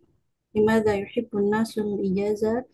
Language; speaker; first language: Arabic; non-native, learner; Indonesian